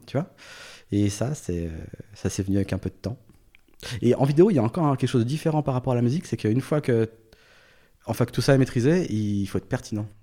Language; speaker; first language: French; early bilingual, other home language; Portuguese